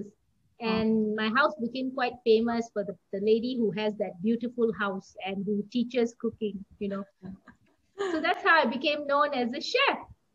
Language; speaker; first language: English; native; English